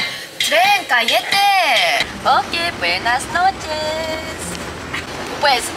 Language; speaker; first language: Spanish; non-native, learner; English